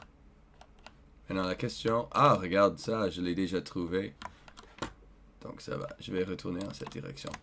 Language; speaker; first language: French; non-native, learner; English